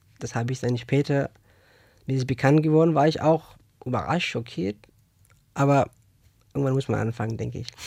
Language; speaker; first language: German; non-native, fluent; Persian